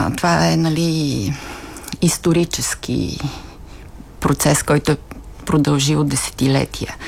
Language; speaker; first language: Bulgarian; native; Bulgarian